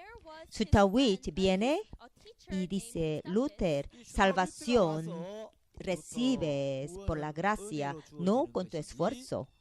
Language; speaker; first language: Spanish; non-native, fluent; Korean